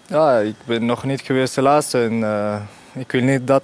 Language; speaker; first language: Dutch; non-native, fluent; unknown